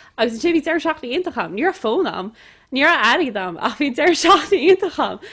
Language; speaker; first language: Irish; native; Irish